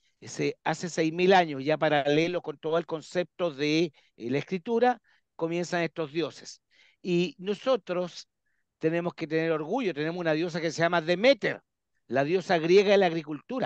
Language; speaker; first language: Spanish; native; Spanish